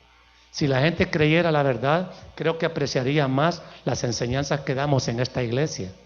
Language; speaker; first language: Spanish; native; Spanish